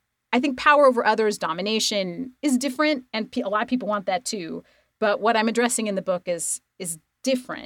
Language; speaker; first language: English; native; English